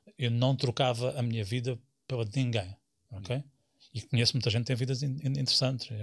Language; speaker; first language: Portuguese; native; Portuguese